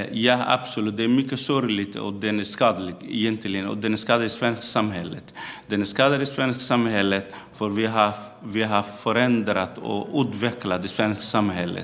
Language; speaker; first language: Swedish; non-native, learner; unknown